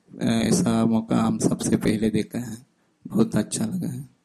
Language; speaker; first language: Hindi; non-native, fluent; Sinhala